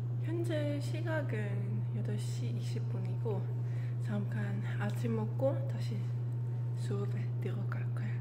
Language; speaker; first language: Korean; non-native, learner; Dutch